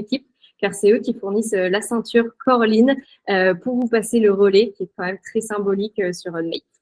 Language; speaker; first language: French; native; French